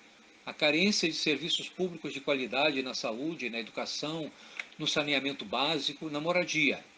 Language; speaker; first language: Portuguese; native; Portuguese